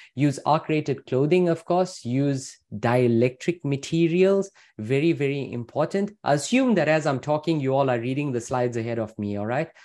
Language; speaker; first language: English; native; English